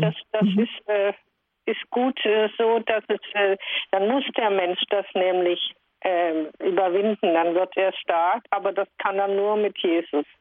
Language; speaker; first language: German; native; German